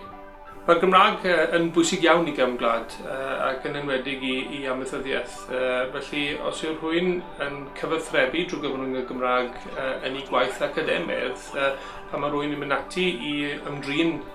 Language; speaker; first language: Welsh; native; Welsh